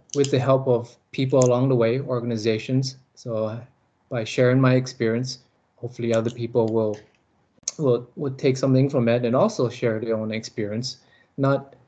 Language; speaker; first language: English; early bilingual, other home language; Lao